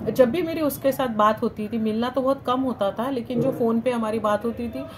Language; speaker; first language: Hindi; non-native, local second language; Marathi